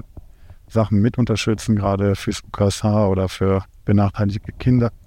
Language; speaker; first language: German; native; German